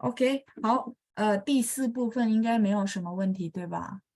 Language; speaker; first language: Chinese; non-native, fluent; Indonesian